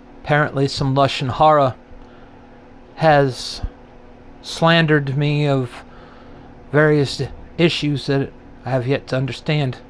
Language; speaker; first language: English; native; English